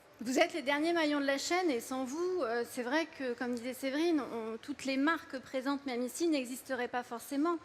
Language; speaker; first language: French; native; French